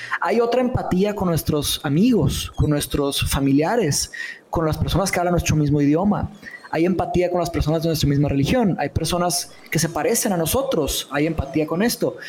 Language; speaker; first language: Spanish; early bilingual, other home language; Portuguese